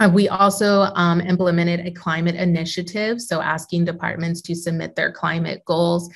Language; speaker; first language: English; native; English